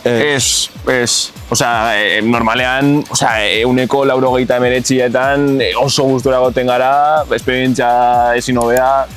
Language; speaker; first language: Basque; non-native, local second language; Spanish